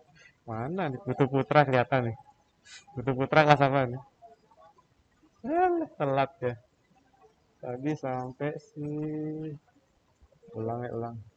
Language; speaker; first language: Indonesian; native; Indonesian